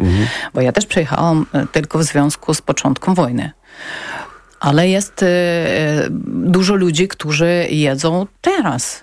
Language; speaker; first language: Polish; non-native, local second language; Ukrainian